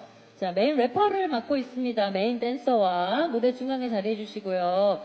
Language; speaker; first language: Korean; native; Korean